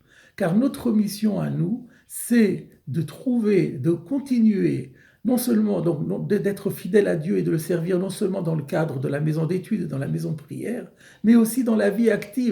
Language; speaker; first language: French; native; French